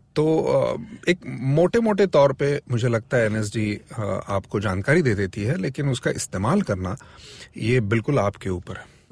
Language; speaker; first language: Hindi; non-native, local second language; Marathi